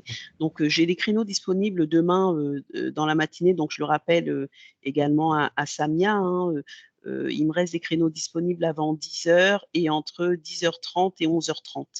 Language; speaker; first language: French; native; French